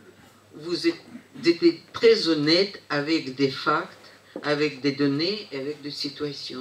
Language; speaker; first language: French; non-native, fluent; Russian